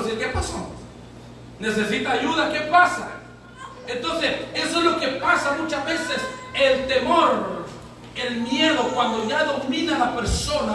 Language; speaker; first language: Spanish; native; Spanish